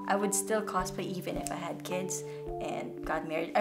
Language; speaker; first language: English; non-native, local second language; Filipino